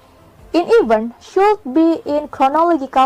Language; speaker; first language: English; non-native, fluent; Indonesian